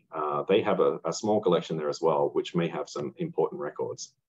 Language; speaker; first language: English; native; English